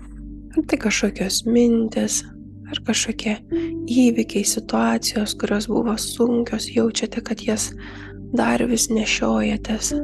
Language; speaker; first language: Lithuanian; native; Lithuanian